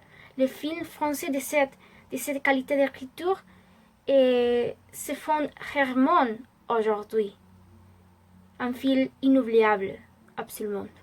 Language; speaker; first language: French; non-native, learner; Spanish